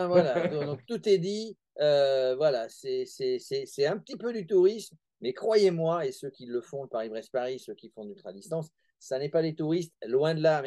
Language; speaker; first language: French; native; French